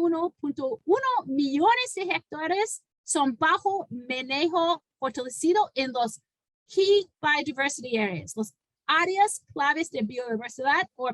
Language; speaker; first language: Spanish; non-native, fluent; English